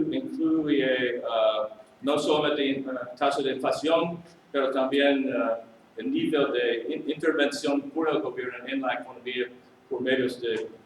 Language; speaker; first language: Spanish; non-native, learner; English